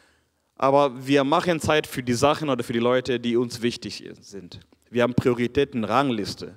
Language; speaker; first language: German; non-native, fluent; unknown